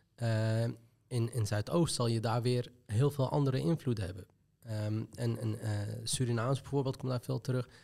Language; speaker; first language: Dutch; early bilingual, other home language; Arabic